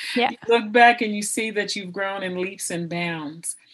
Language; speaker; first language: English; native; English